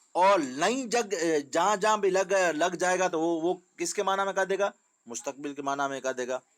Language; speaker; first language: Urdu; non-native, local second language; Sindhi